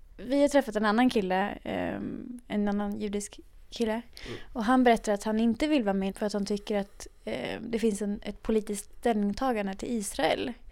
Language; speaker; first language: Swedish; native; Swedish